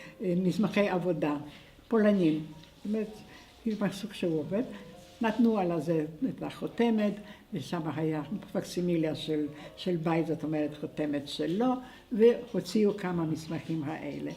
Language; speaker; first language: Hebrew; non-native, fluent; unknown